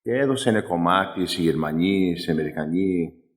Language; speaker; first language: Greek; early bilingual, heritage; Greek